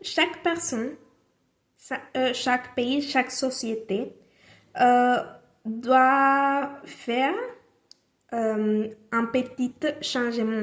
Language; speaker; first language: French; non-native, learner; Spanish